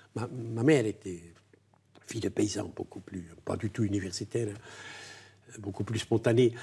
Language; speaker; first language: French; non-native, local second language; German